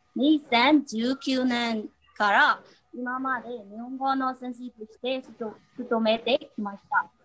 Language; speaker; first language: Japanese; non-native, learner; Burmese